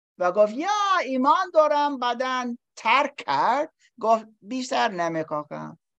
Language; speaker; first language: Persian; non-native, learner; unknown